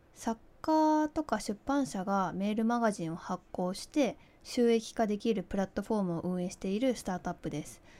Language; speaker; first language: Japanese; early bilingual, heritage; Japanese